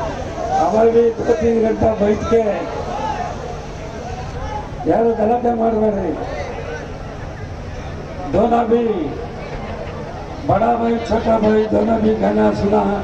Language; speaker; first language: Hindi; non-native, local second language; Kannada